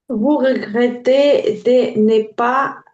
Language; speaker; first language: French; non-native, learner; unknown